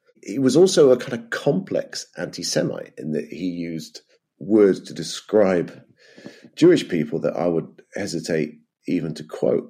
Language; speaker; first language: English; native; English